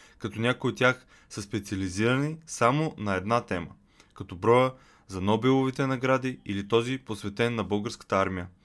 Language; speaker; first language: Bulgarian; native; Bulgarian